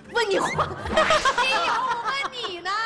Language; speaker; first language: Chinese; native; Chinese